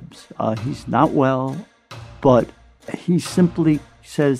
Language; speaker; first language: English; native; English